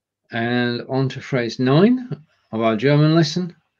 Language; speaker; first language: English; native; English